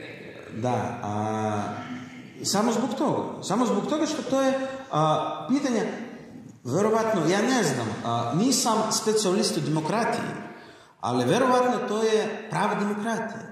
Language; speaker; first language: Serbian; non-native, learner; Russian